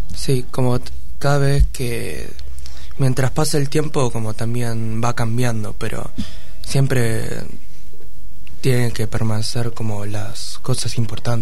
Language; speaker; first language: Spanish; early bilingual, other home language; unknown